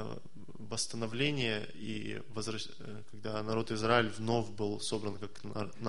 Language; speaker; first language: Russian; native; Russian